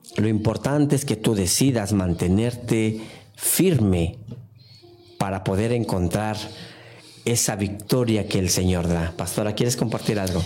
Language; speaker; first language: Spanish; non-native, fluent; English